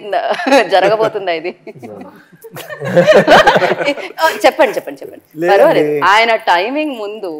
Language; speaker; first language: Telugu; native; Telugu